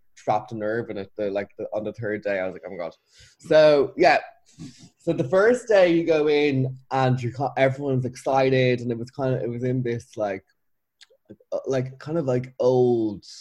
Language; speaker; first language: English; native; English